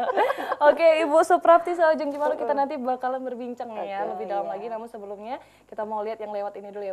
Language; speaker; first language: Indonesian; native; Indonesian